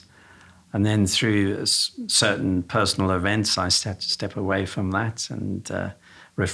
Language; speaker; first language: English; native; English